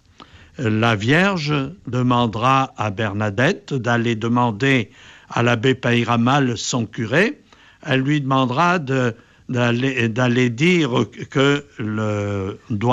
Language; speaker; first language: French; native; French